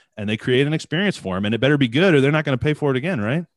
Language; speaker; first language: English; native; English